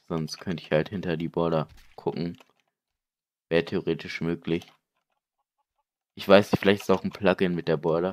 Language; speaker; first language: German; native; German